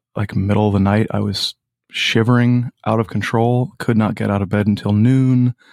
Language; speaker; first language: English; native; English